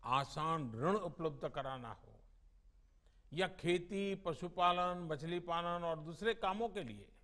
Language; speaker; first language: Hindi; non-native, local second language; Gujarati